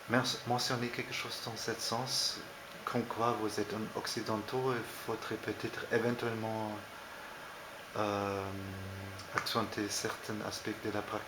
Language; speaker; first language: French; non-native, fluent; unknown